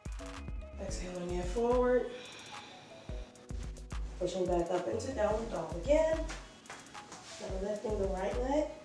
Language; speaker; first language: English; native; English